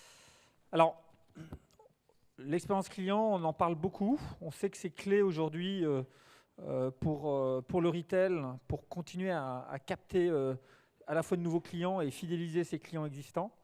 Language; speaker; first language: French; native; French